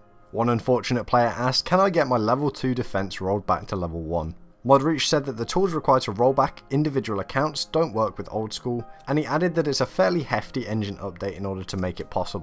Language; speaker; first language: English; native; English